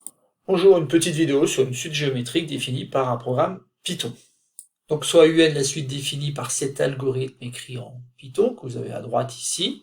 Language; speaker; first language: French; native; French